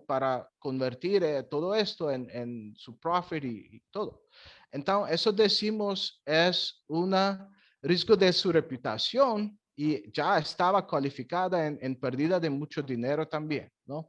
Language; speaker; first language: Spanish; non-native, fluent; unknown